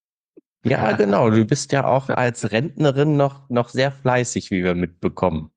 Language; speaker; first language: German; native; German